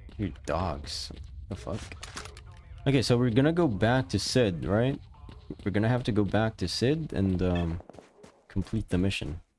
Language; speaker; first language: English; non-native, local second language; Filipino